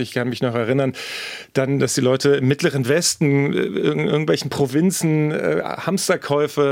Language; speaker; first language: German; native; German